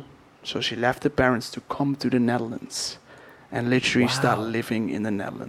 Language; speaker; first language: English; non-native, fluent; Dutch